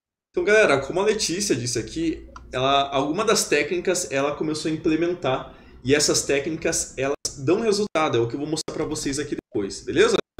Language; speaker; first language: Portuguese; native; Portuguese